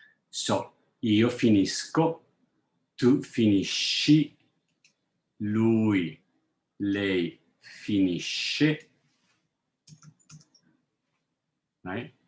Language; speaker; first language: Italian; non-native, fluent; English